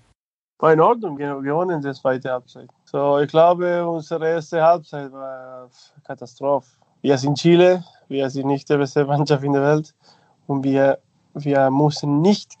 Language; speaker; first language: German; non-native, fluent; Spanish